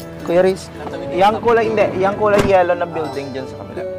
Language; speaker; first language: Filipino; native; Filipino